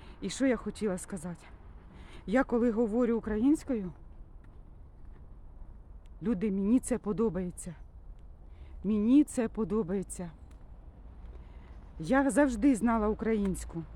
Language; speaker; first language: Ukrainian; non-native, local second language; Russian